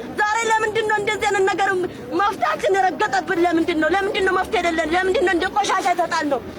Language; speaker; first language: Amharic; non-native, local second language; Oromo